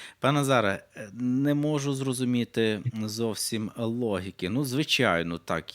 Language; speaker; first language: Ukrainian; native; Ukrainian